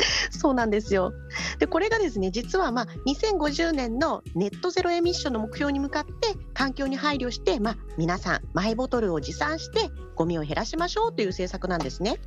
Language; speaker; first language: Japanese; native; Japanese